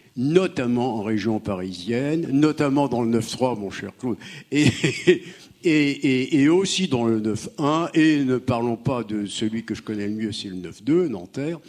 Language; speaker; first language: French; native; French